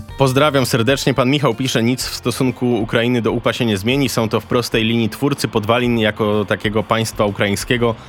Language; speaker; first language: Polish; native; Polish